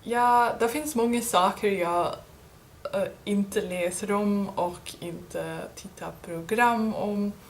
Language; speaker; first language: Swedish; non-native, learner; English